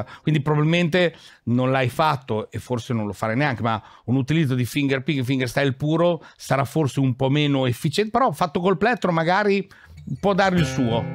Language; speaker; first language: Italian; native; Italian